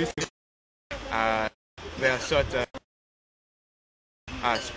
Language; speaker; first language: Hebrew; non-native, learner; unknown